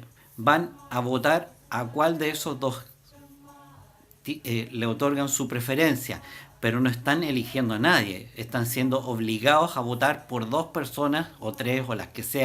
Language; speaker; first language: Spanish; native; Spanish